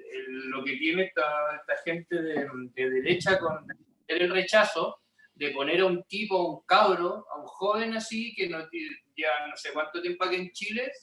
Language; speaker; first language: Spanish; native; Spanish